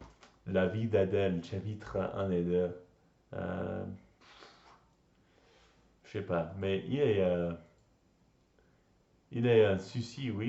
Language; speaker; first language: French; non-native, learner; English